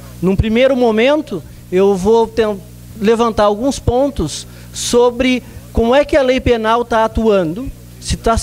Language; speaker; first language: Portuguese; native; Portuguese